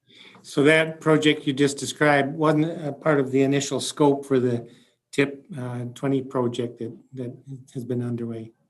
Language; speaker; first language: English; native; English